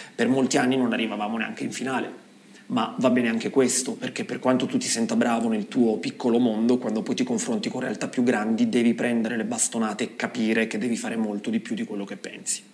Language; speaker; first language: Italian; native; Italian